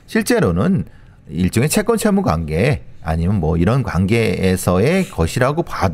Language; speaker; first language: Korean; native; Korean